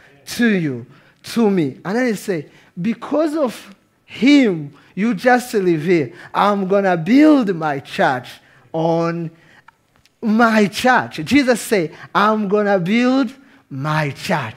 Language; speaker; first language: English; non-native, local second language; Kinyarwanda